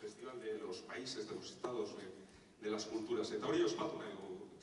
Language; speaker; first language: Spanish; non-native, local second language; Basque